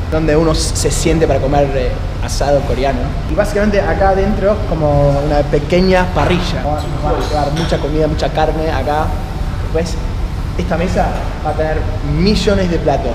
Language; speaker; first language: Spanish; non-native, fluent; English